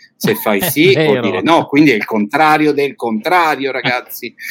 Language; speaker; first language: Italian; native; Italian